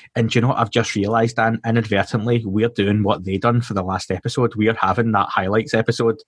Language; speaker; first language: English; native; English